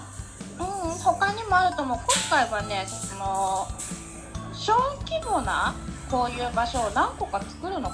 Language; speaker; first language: Japanese; native; Japanese